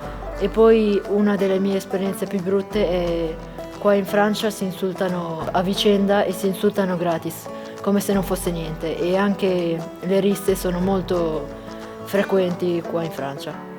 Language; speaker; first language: Italian; non-native, local second language; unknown